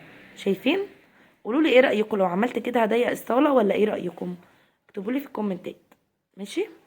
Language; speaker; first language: Arabic; native; Arabic